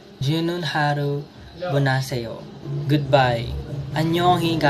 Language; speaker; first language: Korean; non-native, learner; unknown